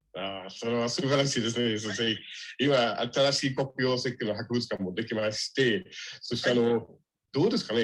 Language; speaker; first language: Japanese; non-native, fluent; English